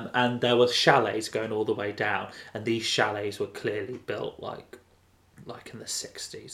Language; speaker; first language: English; native; English